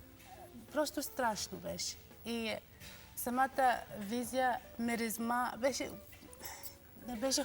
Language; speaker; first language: Bulgarian; non-native, learner; English